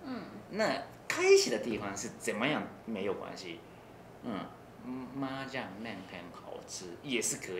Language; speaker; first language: Chinese; non-native, learner; Japanese